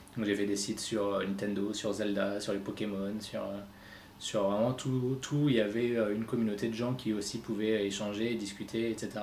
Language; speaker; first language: French; native; French